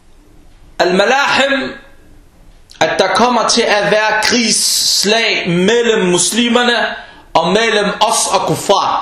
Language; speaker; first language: Danish; early bilingual, other home language; Arabic